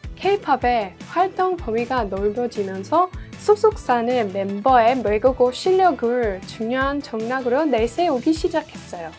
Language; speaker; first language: Korean; native; Korean